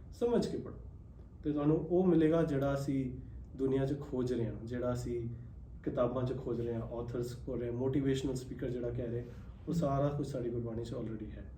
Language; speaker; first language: Punjabi; early bilingual, heritage; Punjabi